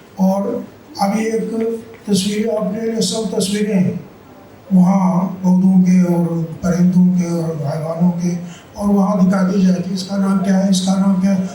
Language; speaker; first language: Urdu; non-native, local second language; Pashto